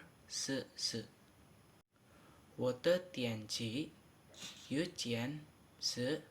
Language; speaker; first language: Chinese; non-native, learner; Indonesian